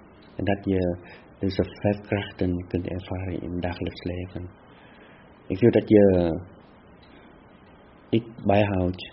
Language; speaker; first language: Dutch; non-native, fluent; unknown